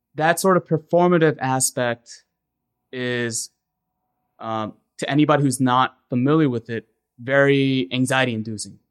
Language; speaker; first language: English; native; English